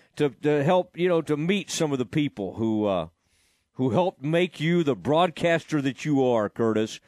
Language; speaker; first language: English; native; English